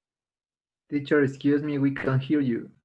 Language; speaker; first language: English; non-native, fluent; Spanish